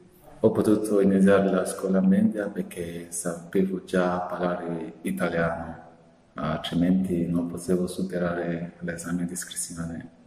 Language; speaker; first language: Italian; non-native, fluent; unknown